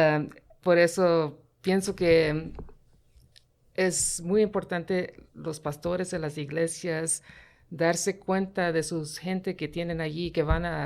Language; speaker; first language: Spanish; early bilingual, heritage; Spanish